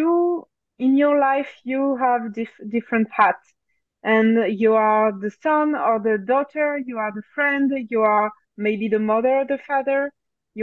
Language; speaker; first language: English; non-native, fluent; French